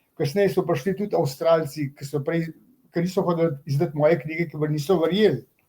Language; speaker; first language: Slovenian; native; Slovenian